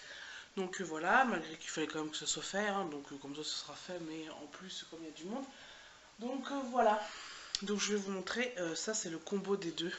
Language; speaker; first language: French; native; French